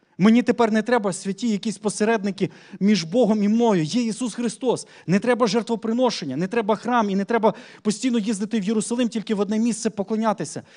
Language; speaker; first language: Ukrainian; native; Ukrainian